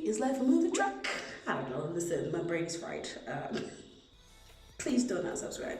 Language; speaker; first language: English; non-native, local second language; Zulu